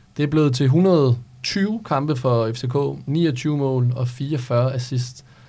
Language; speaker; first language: Danish; early bilingual, other home language; Serbian